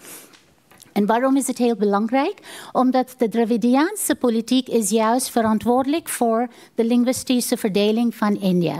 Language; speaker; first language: Dutch; non-native, fluent; Tamil